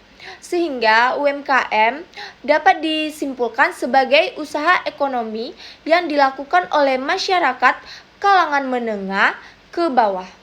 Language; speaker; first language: Indonesian; native; Indonesian